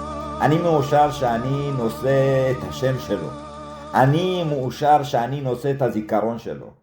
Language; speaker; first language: Hebrew; early bilingual, other home language; Amharic